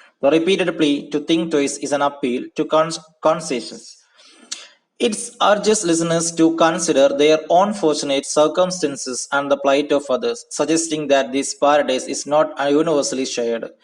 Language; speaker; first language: English; non-native, local second language; Malayalam